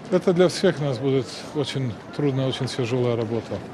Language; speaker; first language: Russian; non-native, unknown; Serbian